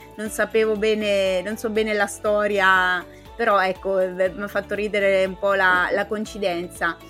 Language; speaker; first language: Italian; native; Italian